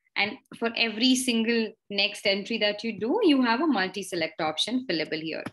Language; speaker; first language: English; non-native, local second language; Hindi